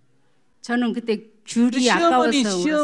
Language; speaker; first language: Korean; native; Korean